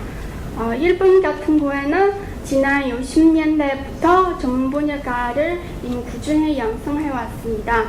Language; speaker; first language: Korean; non-native, fluent; Chinese